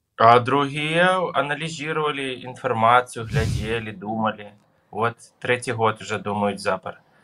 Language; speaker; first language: Russian; native; Russian